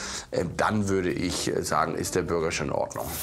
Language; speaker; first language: German; native; German